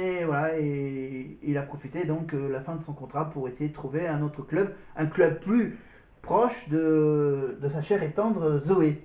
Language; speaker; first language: French; native; French